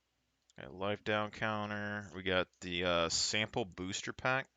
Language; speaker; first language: English; native; English